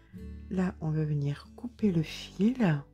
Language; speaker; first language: French; native; French